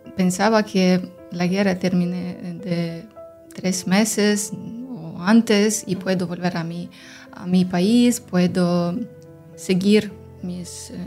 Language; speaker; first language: Spanish; non-native, learner; Ukrainian